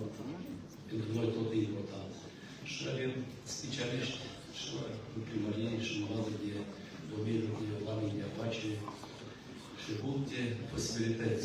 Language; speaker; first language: Romanian; non-native, local second language; Gagauz